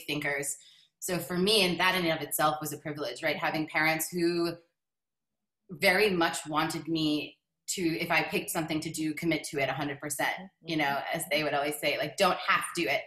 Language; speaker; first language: English; native; English